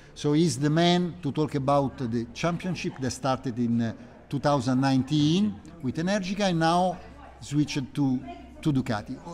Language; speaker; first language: English; non-native, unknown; Italian